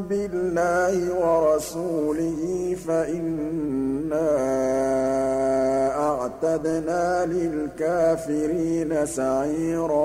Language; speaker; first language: Arabic; native; Arabic